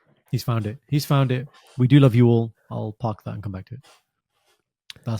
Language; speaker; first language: English; early bilingual, other home language; Punjabi